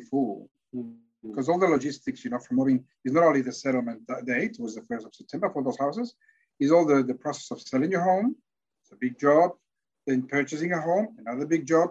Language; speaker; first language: English; non-native, fluent; Spanish